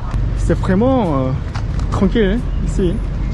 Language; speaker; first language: French; non-native, learner; Korean